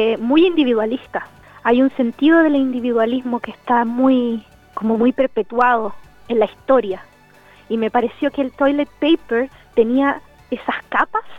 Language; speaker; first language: Spanish; native; Spanish